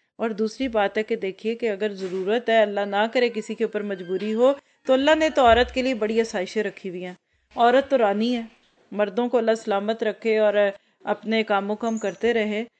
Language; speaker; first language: Urdu; native; Urdu